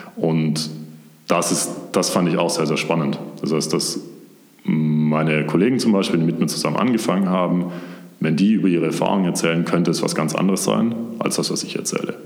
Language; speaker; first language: German; native; German